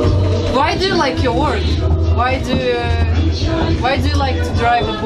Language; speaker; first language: English; non-native, fluent; Russian